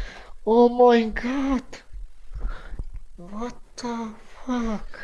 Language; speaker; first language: English; non-native, learner; Croatian